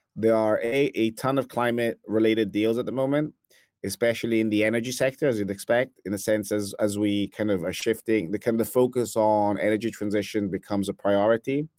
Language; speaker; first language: English; non-native, fluent; Italian